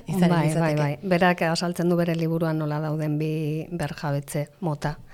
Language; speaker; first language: Basque; non-native, local second language; Spanish